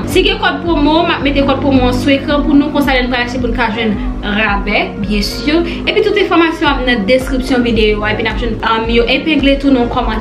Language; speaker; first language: French; non-native, local second language; Haitian Creole